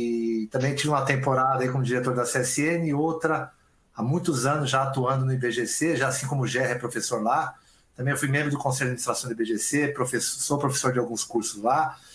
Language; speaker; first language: Portuguese; native; Portuguese